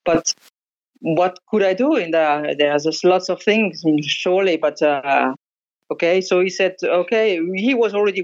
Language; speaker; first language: English; non-native, fluent; French